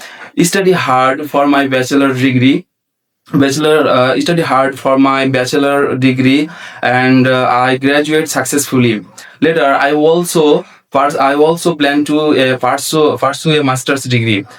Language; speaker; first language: English; non-native, learner; Bangla